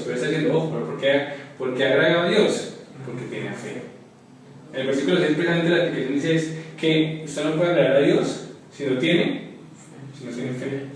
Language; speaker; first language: Spanish; native; Spanish